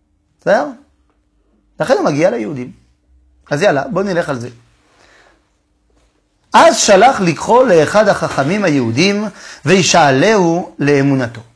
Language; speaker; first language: Hebrew; non-native, fluent; French